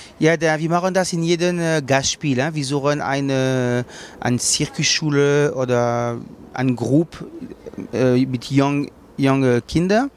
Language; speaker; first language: German; non-native, learner; French